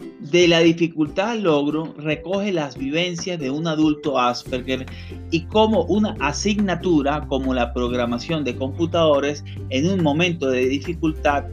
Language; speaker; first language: Spanish; native; Spanish